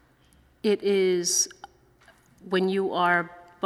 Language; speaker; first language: English; early bilingual, other home language; Cantonese